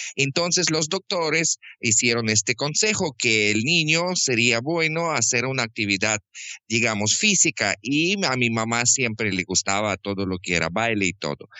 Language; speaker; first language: Spanish; non-native, fluent; Russian